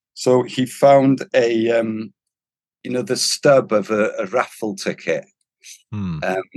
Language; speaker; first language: English; non-native, local second language; Welsh